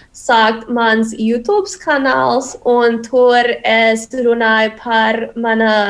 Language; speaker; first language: Latvian; non-native, learner; Spanish